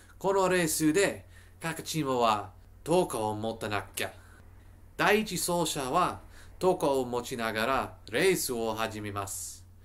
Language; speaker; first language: Japanese; non-native, learner; English